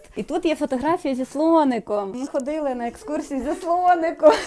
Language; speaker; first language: Ukrainian; native; Ukrainian